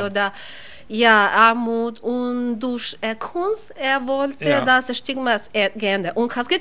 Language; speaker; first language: German; non-native, learner; Spanish